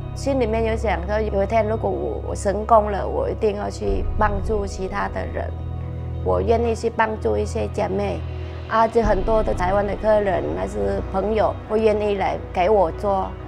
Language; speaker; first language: Chinese; non-native, fluent; Vietnamese